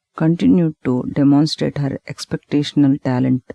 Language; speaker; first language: English; non-native, local second language; Telugu